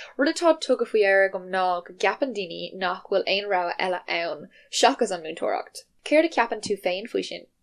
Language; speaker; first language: Irish; non-native, local second language; English